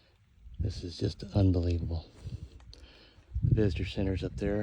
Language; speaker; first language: English; native; English